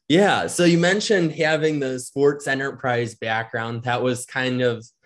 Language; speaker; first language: English; native; English